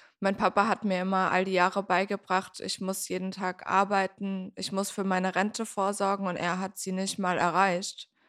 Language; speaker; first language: German; native; German